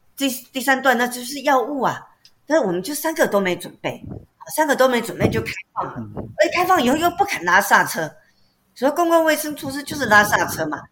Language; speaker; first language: Chinese; native; Chinese